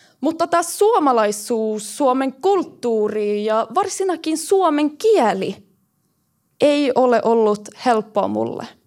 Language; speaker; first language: Finnish; early bilingual, heritage; Swedish